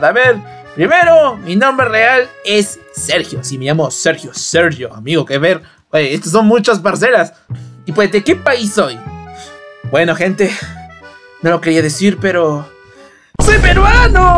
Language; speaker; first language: Spanish; native; Spanish